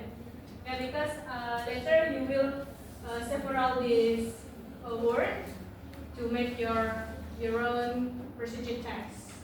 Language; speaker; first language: English; non-native, learner; Indonesian